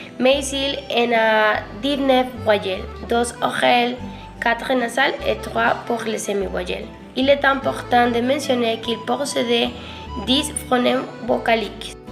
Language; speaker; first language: French; non-native, learner; Spanish